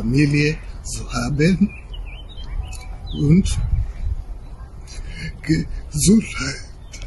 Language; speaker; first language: German; non-native, learner; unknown